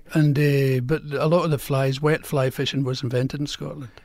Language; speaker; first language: English; native; English